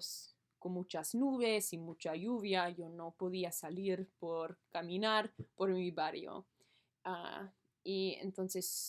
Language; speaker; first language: Spanish; non-native, learner; English